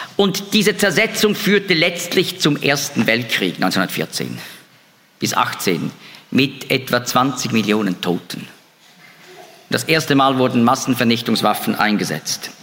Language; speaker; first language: German; native; German